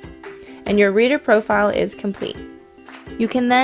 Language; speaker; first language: English; native; English